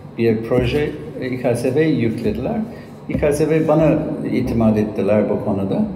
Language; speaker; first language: Turkish; non-native, fluent; English